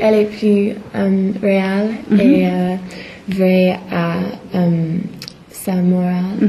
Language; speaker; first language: French; non-native, learner; English